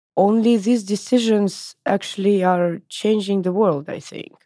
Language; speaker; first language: English; non-native, learner; Russian